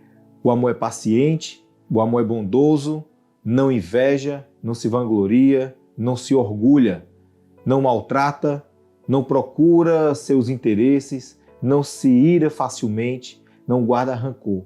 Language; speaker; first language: Portuguese; native; Portuguese